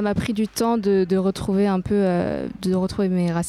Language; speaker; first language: French; non-native, fluent; Greek